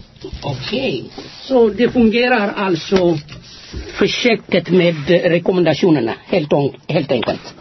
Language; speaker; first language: Swedish; non-native, fluent; Amharic